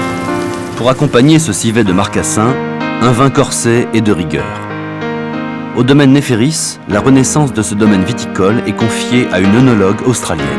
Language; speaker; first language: French; native; French